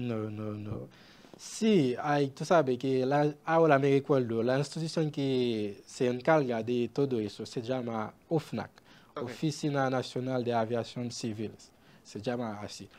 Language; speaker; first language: Spanish; non-native, learner; Haitian Creole